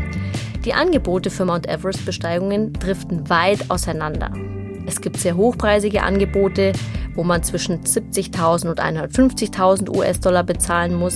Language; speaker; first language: German; native; German